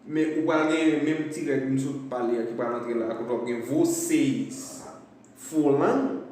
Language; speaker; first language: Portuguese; non-native, fluent; Haitian Creole